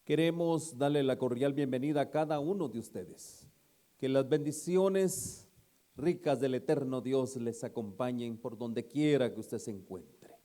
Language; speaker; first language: Spanish; native; Spanish